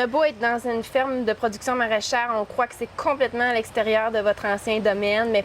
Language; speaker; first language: French; native; French